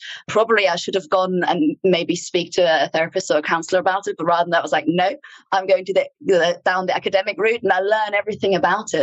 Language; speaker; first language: English; non-native, fluent; German